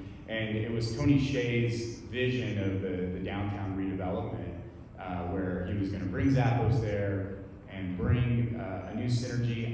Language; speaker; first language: English; native; English